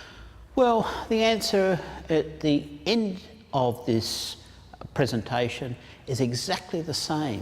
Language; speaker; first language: English; native; English